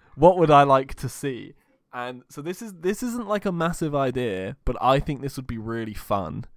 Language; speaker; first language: English; native; English